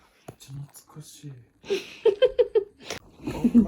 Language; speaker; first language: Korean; non-native, learner; Japanese